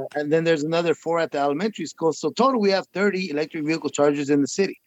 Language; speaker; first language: English; native; English